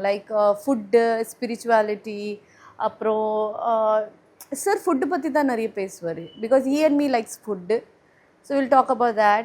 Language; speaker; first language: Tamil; non-native, learner; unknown